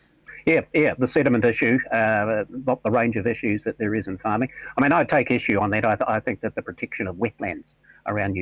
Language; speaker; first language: English; native; English